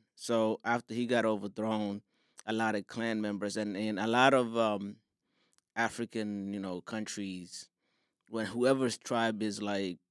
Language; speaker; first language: English; non-native, fluent; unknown